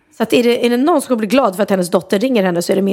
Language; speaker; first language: Swedish; native; Swedish